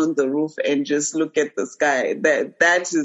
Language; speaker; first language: English; non-native, local second language; Shona